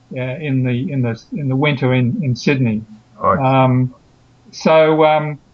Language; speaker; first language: English; native; English